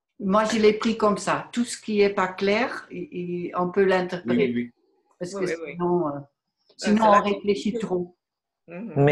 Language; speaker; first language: French; non-native, fluent; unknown